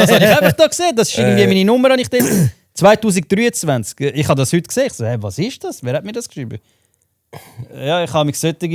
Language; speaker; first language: German; native; German